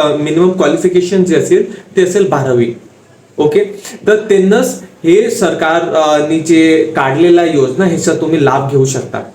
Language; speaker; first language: Marathi; non-native, local second language; Hindi